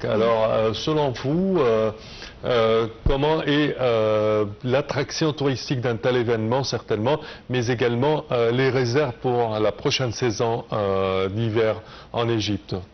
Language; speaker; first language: French; non-native, fluent; Arabic